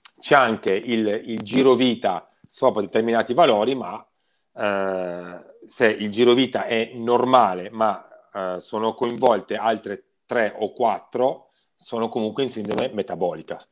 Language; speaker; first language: Italian; native; Italian